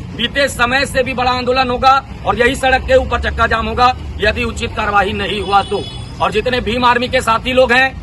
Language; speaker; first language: Hindi; native; Hindi